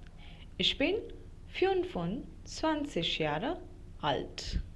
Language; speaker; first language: German; non-native, fluent; Hindi